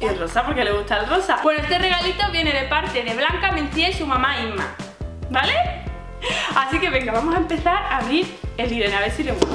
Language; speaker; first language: Spanish; native; Spanish